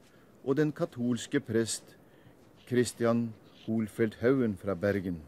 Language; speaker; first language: Norwegian; native; Norwegian